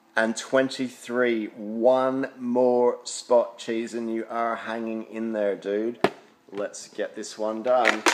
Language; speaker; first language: English; native; English